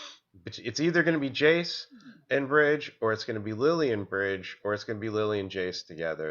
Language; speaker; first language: English; native; English